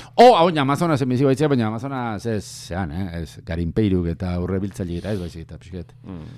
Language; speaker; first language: Basque; native; Basque